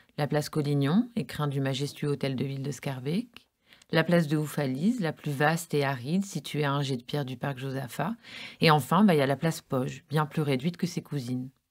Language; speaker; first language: French; native; French